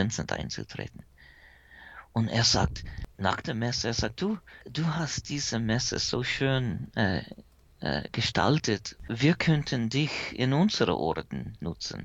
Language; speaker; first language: German; early bilingual, heritage; English